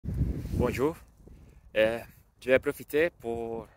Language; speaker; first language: French; non-native, learner; Spanish